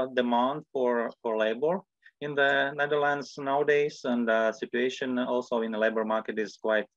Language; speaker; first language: English; non-native, fluent; Latvian